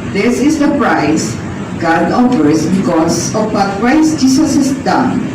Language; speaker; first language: English; non-native, local second language; Filipino